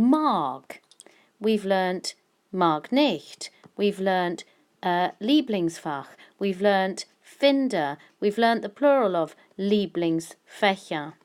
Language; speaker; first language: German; non-native, fluent; English